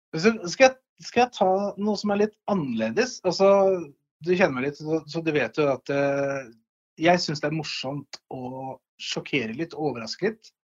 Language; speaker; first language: Norwegian; native; Norwegian